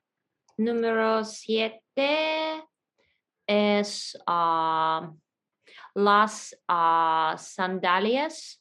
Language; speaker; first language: Spanish; non-native, learner; Russian